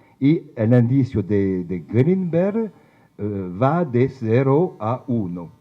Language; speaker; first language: Spanish; non-native, fluent; French